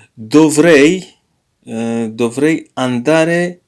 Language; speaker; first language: Italian; non-native, learner; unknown